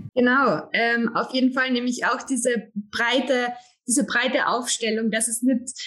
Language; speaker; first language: German; native; German